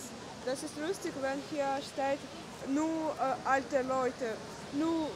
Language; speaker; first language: German; non-native, learner; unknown